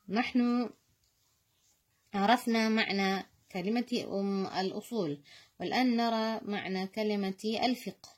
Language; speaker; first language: Arabic; non-native, fluent; Indonesian